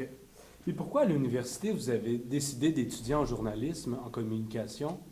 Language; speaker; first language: French; native; French